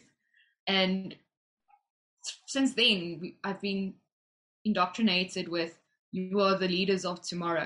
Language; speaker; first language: English; native; English